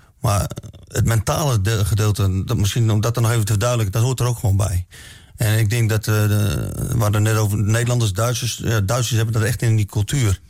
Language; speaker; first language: Dutch; native; Dutch